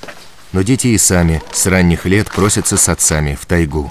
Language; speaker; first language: Russian; native; Russian